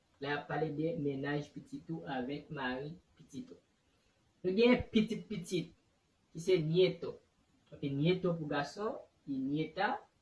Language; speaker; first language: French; non-native, learner; Haitian Creole